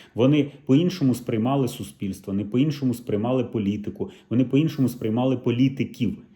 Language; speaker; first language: Ukrainian; native; Ukrainian